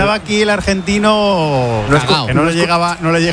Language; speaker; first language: Spanish; native; Spanish